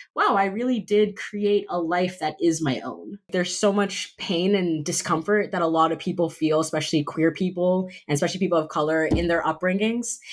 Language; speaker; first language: English; native; English